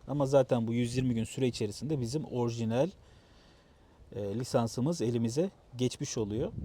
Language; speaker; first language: Turkish; native; Turkish